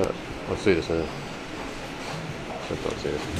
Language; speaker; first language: Japanese; non-native, learner; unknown